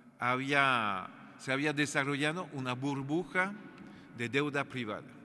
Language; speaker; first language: Spanish; non-native, fluent; French